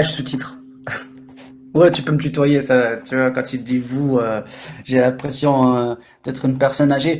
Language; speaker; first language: French; native; French